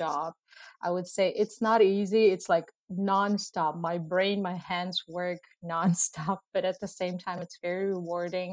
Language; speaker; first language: English; non-native, fluent; Uzbek